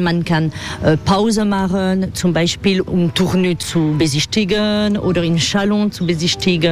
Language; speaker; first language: German; non-native, fluent; French